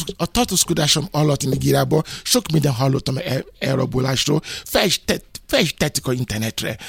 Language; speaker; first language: Hungarian; non-native, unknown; Yoruba